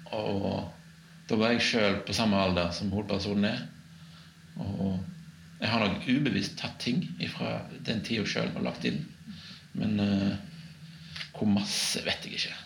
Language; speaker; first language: Norwegian; native; Norwegian